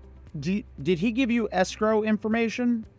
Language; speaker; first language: English; native; English